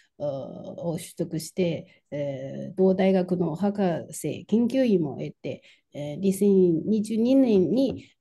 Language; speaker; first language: Japanese; non-native, fluent; Chinese